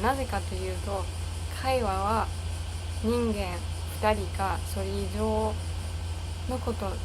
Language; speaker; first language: Japanese; non-native, learner; German